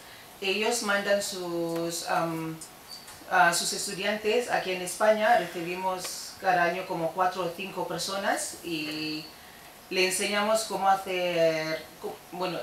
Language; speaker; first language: Spanish; non-native, fluent; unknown